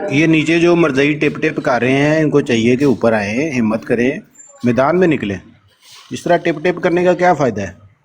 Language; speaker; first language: Urdu; non-native, local second language; Punjabi